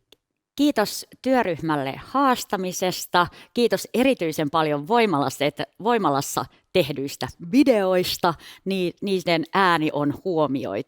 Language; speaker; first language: Finnish; native; Finnish